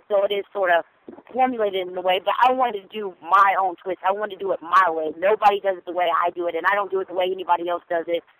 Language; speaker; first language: English; non-native, fluent; German